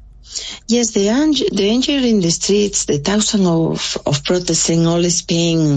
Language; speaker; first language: English; non-native, local second language; Spanish